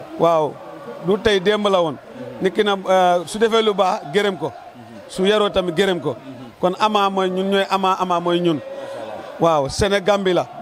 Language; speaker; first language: Wolof; native; Wolof